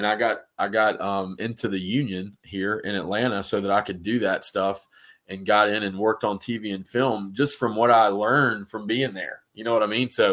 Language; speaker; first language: English; native; English